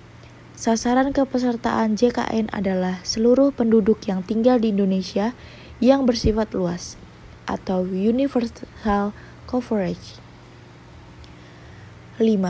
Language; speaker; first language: Indonesian; native; Indonesian